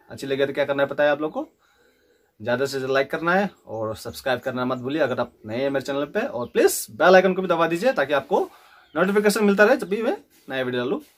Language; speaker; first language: Hindi; non-native, local second language; Nepali